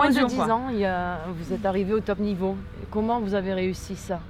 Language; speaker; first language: French; native; French